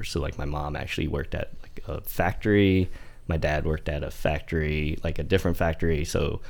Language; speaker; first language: English; early bilingual, other home language; Vietnamese